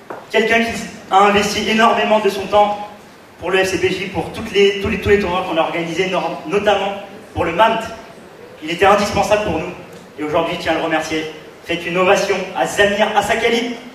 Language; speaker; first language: French; native; French